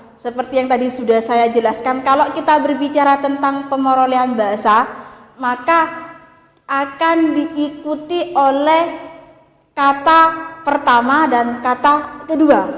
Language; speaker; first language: Indonesian; non-native, local second language; Madurese